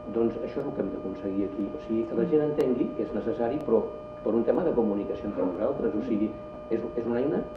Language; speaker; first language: Catalan; non-native, local second language; Spanish